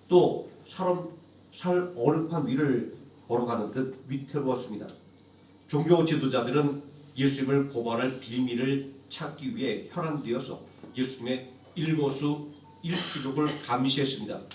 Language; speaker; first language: Korean; native; Korean